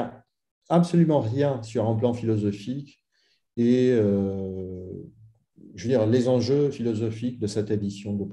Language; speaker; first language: French; non-native, fluent; Italian